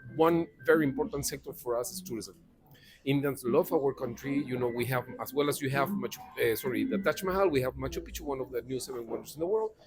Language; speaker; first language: English; non-native, fluent; Spanish